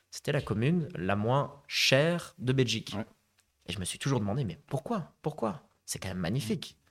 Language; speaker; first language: French; native; French